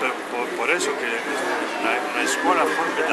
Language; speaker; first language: Spanish; non-native, learner; Italian